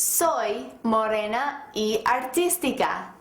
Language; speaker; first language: Spanish; non-native, fluent; English